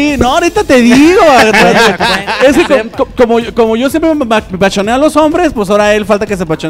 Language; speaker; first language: Spanish; native; Spanish